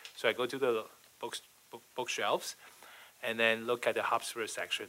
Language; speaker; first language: English; non-native, fluent; Chinese